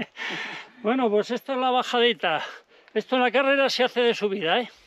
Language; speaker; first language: Spanish; native; Spanish